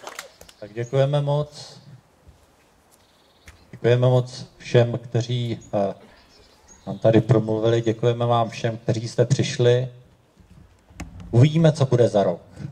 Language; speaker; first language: Czech; native; Czech